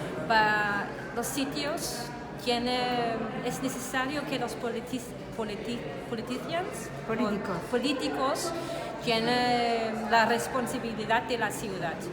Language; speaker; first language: Spanish; non-native, learner; Danish